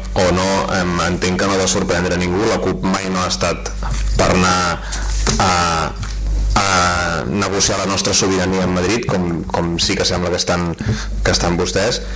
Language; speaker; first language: Catalan; native; Catalan